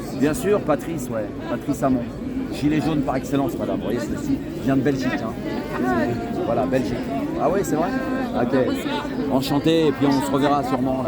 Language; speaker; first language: French; native; French